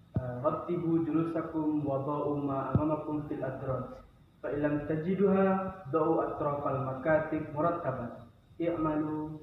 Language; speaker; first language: Arabic; non-native, fluent; Indonesian